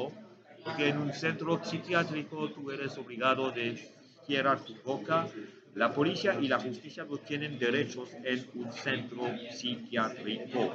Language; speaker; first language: Spanish; non-native, learner; French